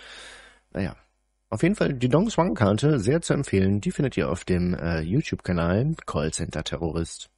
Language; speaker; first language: German; native; German